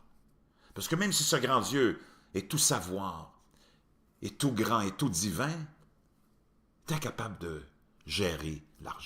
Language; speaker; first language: French; native; French